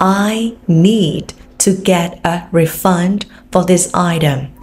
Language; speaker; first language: English; non-native, fluent; Vietnamese